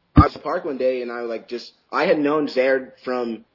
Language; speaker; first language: English; native; English